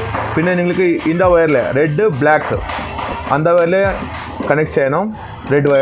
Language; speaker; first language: Malayalam; non-native, fluent; Tamil